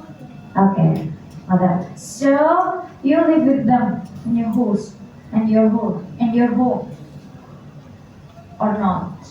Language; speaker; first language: English; non-native, learner; Indonesian